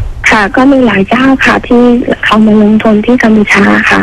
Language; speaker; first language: Thai; non-native, fluent; Khmer